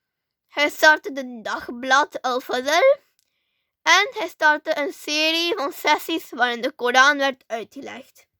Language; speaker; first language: Dutch; early bilingual, other home language; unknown